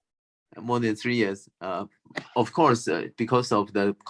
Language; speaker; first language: English; non-native, fluent; Chinese